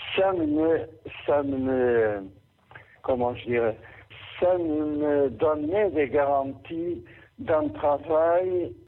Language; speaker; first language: French; non-native, fluent; Portuguese